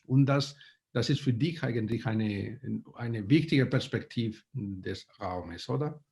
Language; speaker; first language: German; non-native, fluent; Spanish